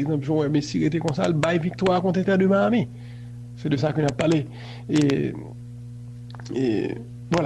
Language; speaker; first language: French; non-native, local second language; Haitian Creole